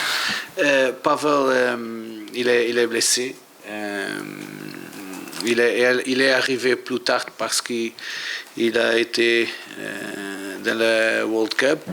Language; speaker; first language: French; non-native, learner; Portuguese